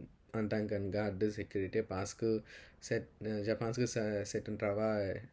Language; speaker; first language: French; non-native, learner; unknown